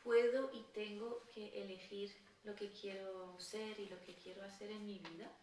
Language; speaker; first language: Spanish; non-native, fluent; French